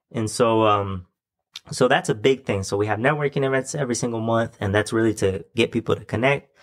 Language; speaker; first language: English; native; English